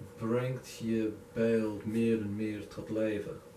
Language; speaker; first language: Dutch; non-native, learner; English